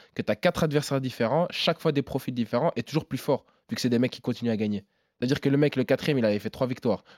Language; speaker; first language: French; native; French